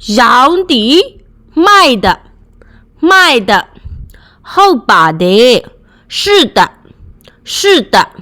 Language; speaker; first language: Chinese; non-native, fluent; Burmese